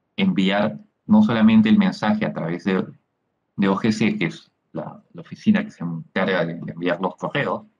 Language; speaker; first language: Spanish; native; Spanish